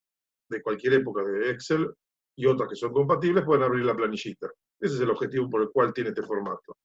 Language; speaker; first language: Spanish; native; Spanish